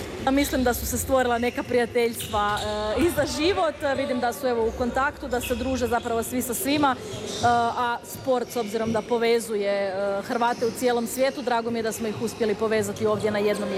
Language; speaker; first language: Serbian; native; Serbian